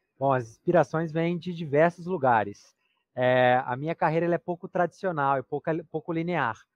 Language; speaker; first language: Portuguese; native; Portuguese